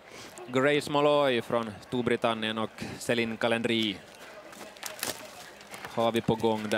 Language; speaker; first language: Swedish; native; Swedish